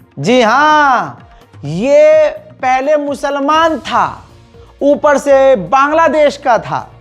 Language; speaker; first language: Hindi; native; Hindi